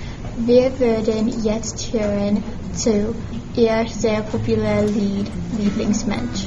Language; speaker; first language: German; non-native, learner; English